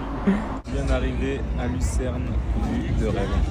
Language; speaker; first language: French; native; French